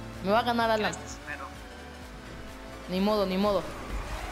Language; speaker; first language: Spanish; native; Spanish